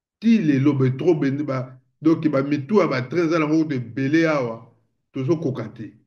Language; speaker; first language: Lingala; native; Lingala